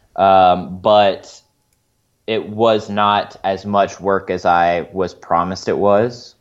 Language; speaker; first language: English; native; English